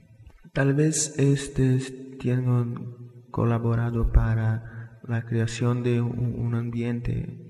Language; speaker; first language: Spanish; non-native, fluent; Portuguese